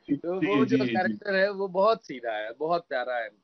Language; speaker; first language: Hindi; native; Hindi